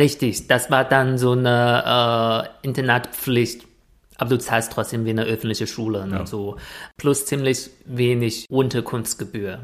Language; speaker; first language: German; non-native, fluent; Chinese